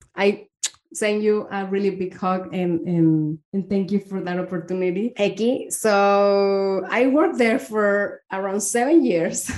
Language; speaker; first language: English; non-native, fluent; Spanish